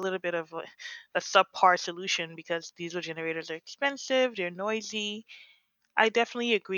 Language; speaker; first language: English; non-native, local second language; Yoruba